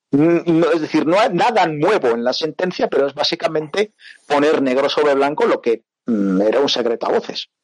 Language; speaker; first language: Spanish; early bilingual, other home language; Portuguese